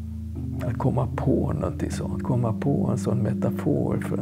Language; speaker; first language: Swedish; native; Swedish